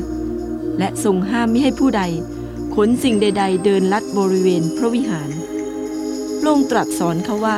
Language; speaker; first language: Thai; native; Thai